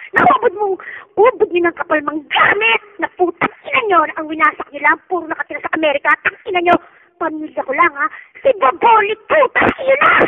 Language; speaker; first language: Filipino; native; Filipino